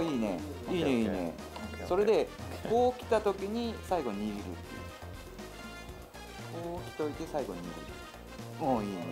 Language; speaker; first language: Japanese; native; Japanese